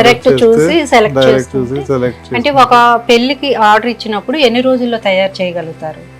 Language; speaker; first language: Telugu; native; Telugu